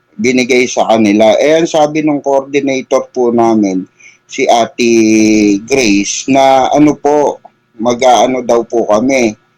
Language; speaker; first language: Filipino; native; Filipino